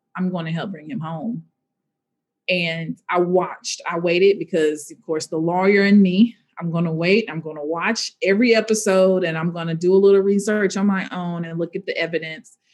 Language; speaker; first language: English; native; English